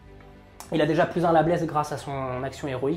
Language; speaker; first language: French; native; French